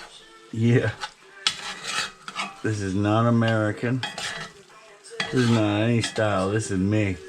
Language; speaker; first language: English; native; English